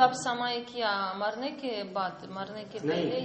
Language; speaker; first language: Hindi; non-native, learner; Russian